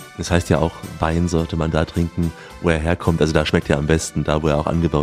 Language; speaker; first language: German; native; German